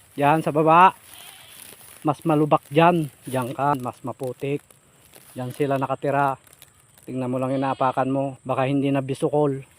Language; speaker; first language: Filipino; non-native, local second language; Iloko